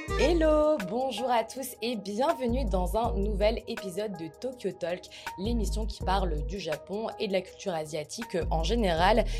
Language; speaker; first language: French; native; French